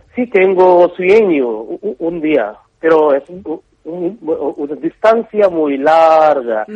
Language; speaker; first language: Spanish; non-native, learner; Bangla